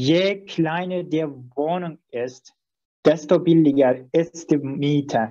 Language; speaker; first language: German; non-native, fluent; Turkish